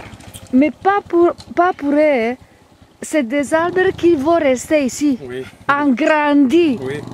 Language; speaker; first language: French; non-native, learner; Italian